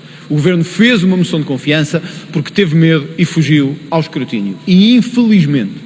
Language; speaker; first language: Portuguese; native; Portuguese